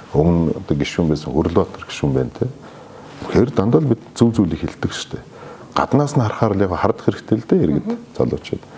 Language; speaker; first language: Mongolian; non-native, local second language; Kazakh